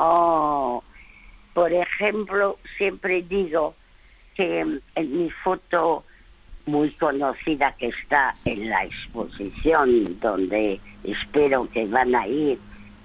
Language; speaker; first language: Spanish; early bilingual, other home language; French